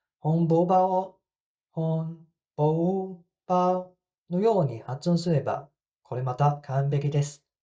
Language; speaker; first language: Japanese; non-native, fluent; Cantonese